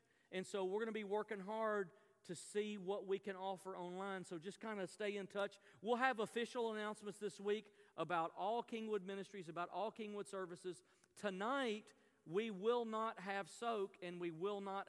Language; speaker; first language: English; native; English